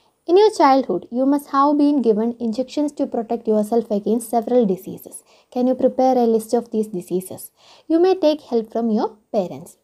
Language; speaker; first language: English; non-native, local second language; Malayalam